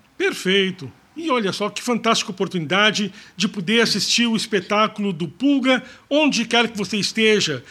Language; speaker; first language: Portuguese; native; Portuguese